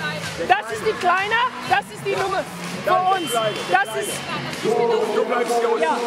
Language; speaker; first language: German; non-native, fluent; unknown